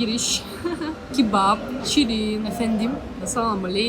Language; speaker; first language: Turkish; non-native, learner; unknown